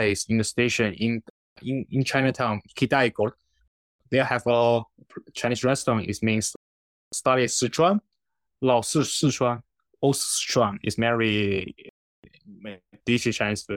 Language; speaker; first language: English; non-native, learner; Chinese